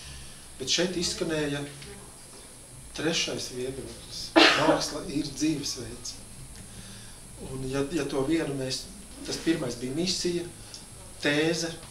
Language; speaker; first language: Latvian; native; Latvian